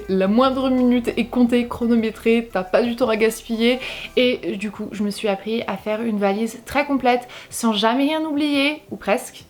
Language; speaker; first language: French; native; French